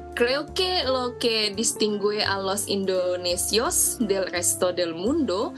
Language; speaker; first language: Spanish; non-native, learner; Indonesian